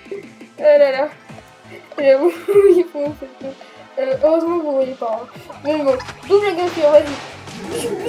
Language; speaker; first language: French; native; French